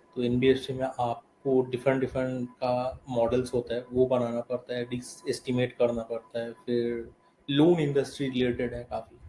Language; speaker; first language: Hindi; non-native, local second language; Bangla